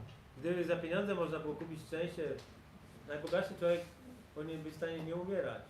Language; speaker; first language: Polish; native; Polish